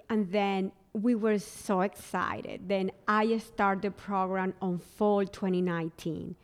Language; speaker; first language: English; non-native, fluent; Spanish